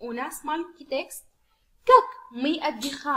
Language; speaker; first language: Russian; non-native, fluent; Arabic